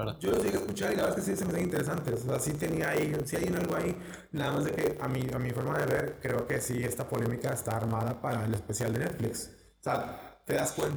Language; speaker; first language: Spanish; native; Spanish